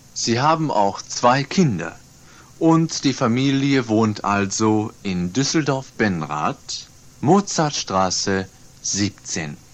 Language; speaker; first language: German; non-native, fluent; Swedish